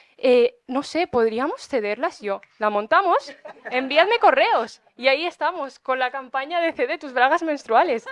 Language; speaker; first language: Spanish; early bilingual, other home language; Arabic